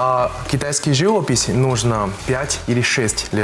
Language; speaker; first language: Russian; non-native, learner; Chinese